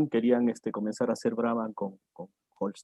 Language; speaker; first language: Spanish; native; Spanish